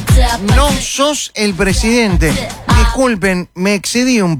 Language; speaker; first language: Spanish; native; Spanish